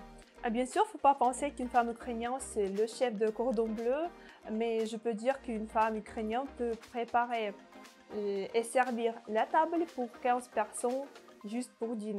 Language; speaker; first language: French; non-native, fluent; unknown